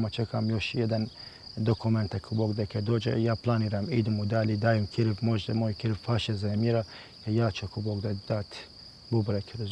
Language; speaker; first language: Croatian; non-native, learner; Persian